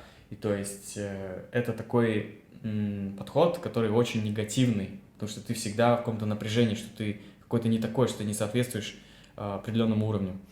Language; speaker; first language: Russian; native; Russian